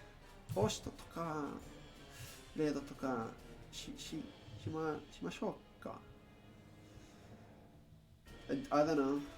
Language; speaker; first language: Japanese; non-native, learner; English